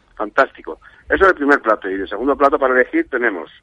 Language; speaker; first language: Spanish; native; Spanish